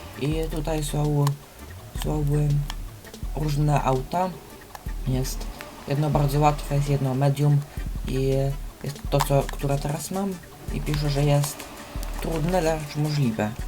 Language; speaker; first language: Polish; native; Polish